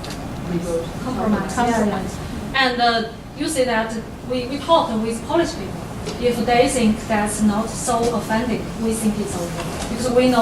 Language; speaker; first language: English; non-native, learner; Chinese